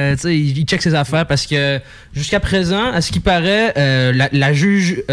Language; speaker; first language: French; native; French